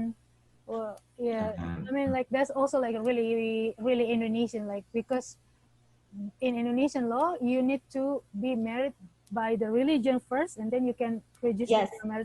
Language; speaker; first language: English; non-native, fluent; Indonesian